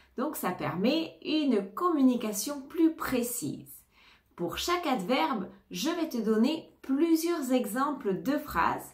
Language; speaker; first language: French; native; French